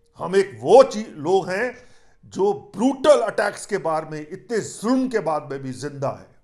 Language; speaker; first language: Hindi; native; Hindi